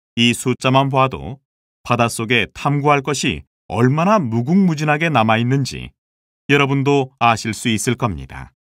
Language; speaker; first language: Korean; native; Korean